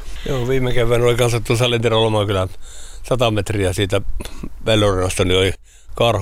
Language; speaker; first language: Finnish; native; Finnish